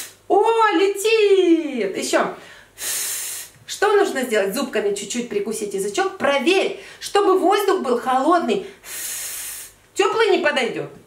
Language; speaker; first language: Russian; native; Russian